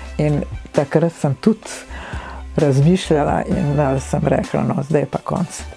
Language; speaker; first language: Slovenian; non-native, fluent; Italian